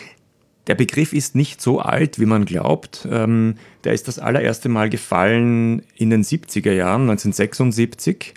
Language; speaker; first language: German; native; German